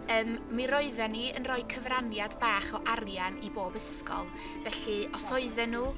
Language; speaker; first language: Welsh; native; Welsh